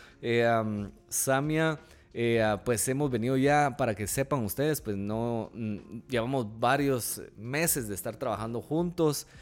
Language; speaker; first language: Spanish; native; Spanish